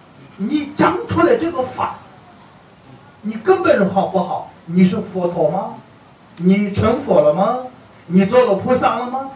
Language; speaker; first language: Chinese; non-native, fluent; Tibetan